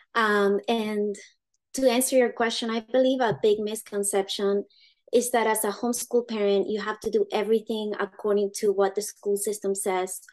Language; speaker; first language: English; early bilingual, other home language; Spanish